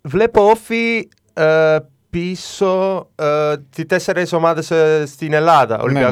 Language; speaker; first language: Greek; non-native, learner; Italian